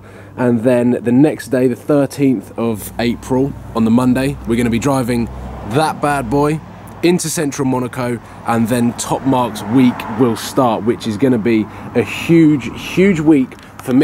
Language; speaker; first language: English; native; English